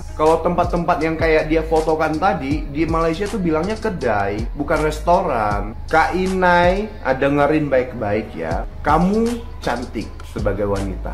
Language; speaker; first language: Indonesian; native; Indonesian